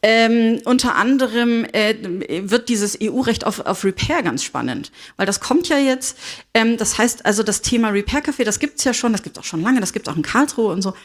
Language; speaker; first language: German; native; German